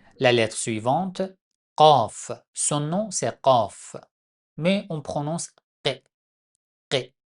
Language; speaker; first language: French; non-native, fluent; Persian